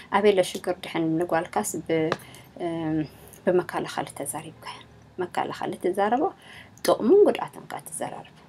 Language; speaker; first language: Tigrinya; native; Tigrinya